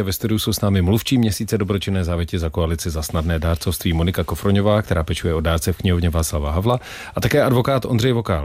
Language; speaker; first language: Czech; native; Czech